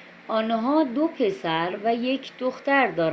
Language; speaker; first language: Persian; non-native, fluent; Urdu